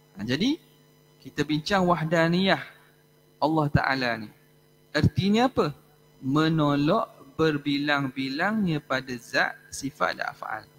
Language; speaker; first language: Malay; native; Malay